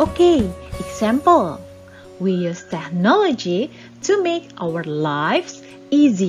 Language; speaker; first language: English; non-native, fluent; Indonesian